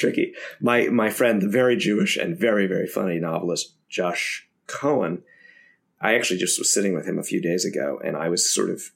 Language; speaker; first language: English; native; English